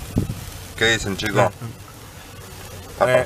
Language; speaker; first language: Spanish; native; Spanish